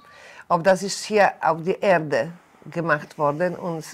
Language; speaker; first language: German; non-native, learner; Polish